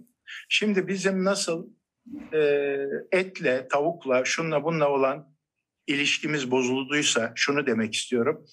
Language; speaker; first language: Turkish; native; Turkish